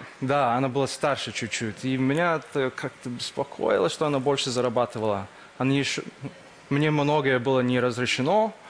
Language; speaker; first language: Russian; non-native, fluent; English